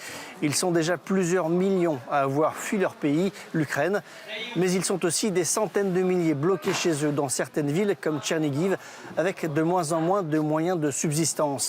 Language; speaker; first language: French; native; French